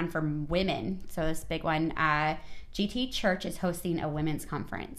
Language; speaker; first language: English; native; English